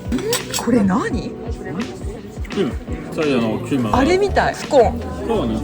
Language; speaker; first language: Japanese; native; Japanese